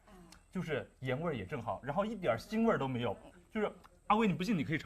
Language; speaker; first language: Chinese; native; Chinese